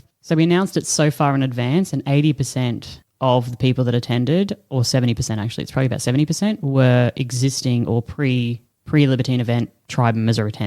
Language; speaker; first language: English; native; English